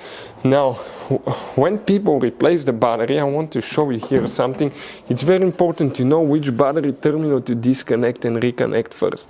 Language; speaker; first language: English; non-native, fluent; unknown